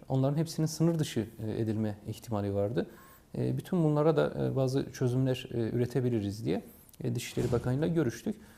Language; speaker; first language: Turkish; non-native, local second language; Kurdish